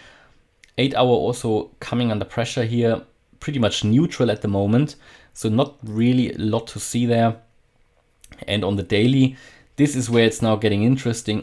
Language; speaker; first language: English; non-native, fluent; German